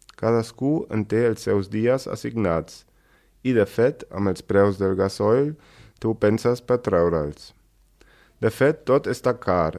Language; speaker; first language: Catalan; native; Catalan